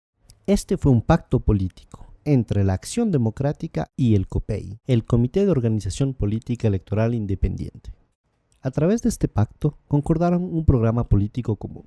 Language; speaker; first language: Spanish; native; Spanish